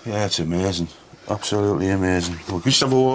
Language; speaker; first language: English; native; English